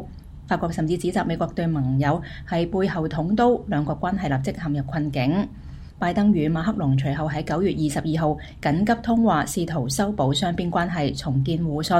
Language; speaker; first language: Chinese; non-native, local second language; Cantonese